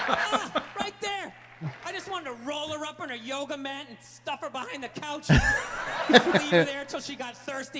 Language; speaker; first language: English; native; English